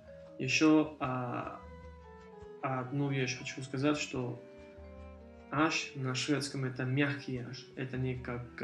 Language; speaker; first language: Russian; early bilingual, heritage; Russian